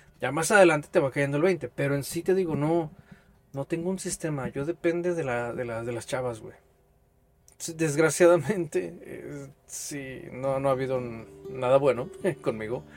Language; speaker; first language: Spanish; native; Spanish